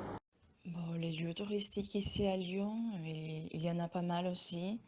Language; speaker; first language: French; non-native, fluent; Spanish